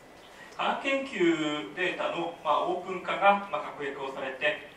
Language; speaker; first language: Japanese; native; Japanese